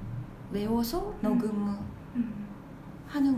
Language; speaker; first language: Korean; non-native, fluent; Japanese